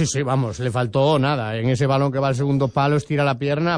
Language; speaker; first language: Spanish; native; Spanish